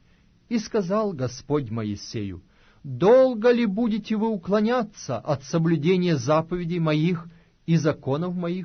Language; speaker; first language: Russian; native; Russian